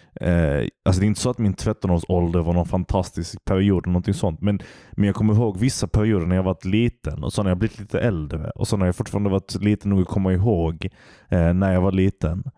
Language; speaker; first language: Swedish; early bilingual, other home language; Turkish